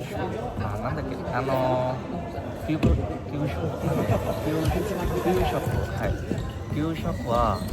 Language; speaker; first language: Japanese; non-native, learner; Indonesian